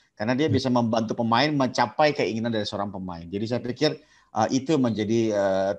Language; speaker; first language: Indonesian; native; Indonesian